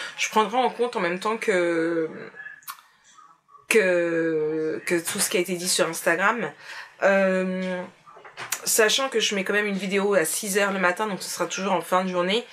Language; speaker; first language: French; native; French